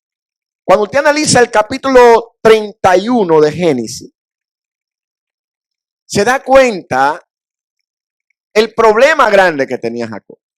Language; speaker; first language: Spanish; native; Spanish